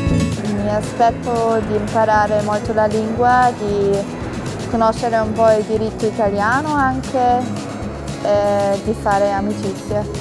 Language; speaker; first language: Italian; non-native, learner; German